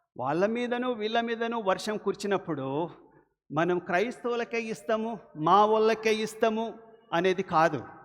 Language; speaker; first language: Telugu; non-native, local second language; Lambadi